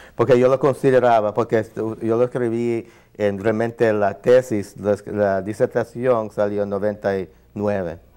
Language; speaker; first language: Spanish; non-native, fluent; English